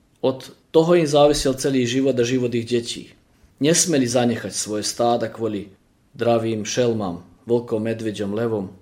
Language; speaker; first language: Slovak; early bilingual, heritage; Slovak